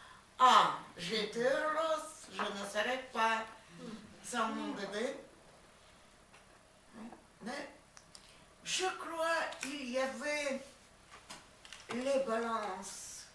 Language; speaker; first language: French; non-native, fluent; Russian